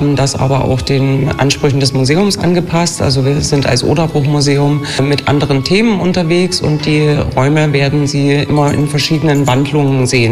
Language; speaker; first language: German; native; German